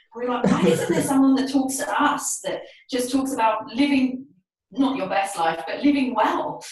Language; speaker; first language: English; native; English